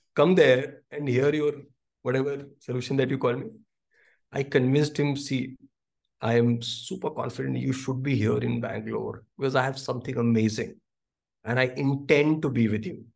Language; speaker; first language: English; non-native, local second language; Hindi